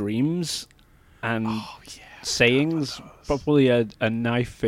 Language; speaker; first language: English; native; English